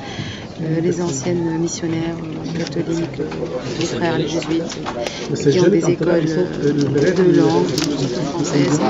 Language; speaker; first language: French; non-native, fluent; Arabic